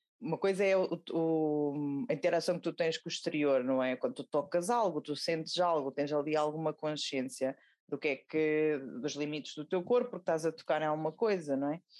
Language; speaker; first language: Portuguese; native; Portuguese